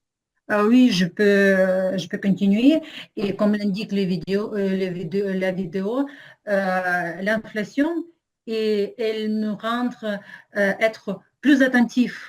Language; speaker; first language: French; non-native, learner; Ukrainian